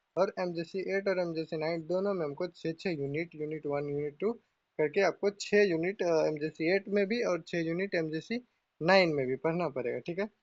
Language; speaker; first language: Hindi; native; Hindi